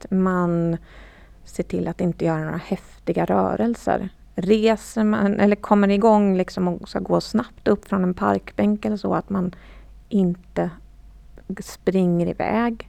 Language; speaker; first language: Swedish; native; Swedish